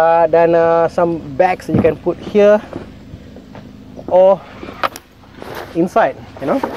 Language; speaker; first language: English; non-native, local second language; Tamil